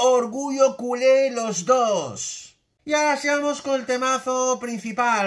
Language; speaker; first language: Spanish; native; Spanish